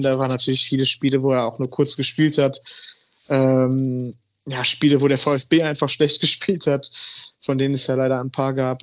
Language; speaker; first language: German; native; German